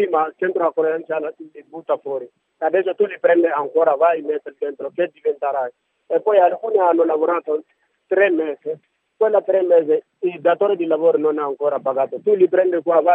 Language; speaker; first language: Italian; non-native, learner; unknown